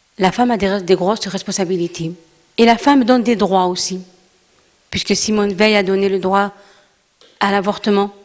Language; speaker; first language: French; non-native, local second language; Arabic